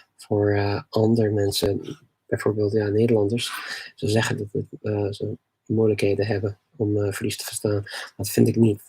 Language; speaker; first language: Dutch; non-native, learner; English